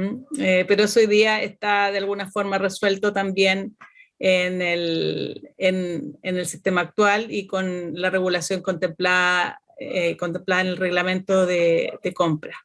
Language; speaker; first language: Spanish; native; Spanish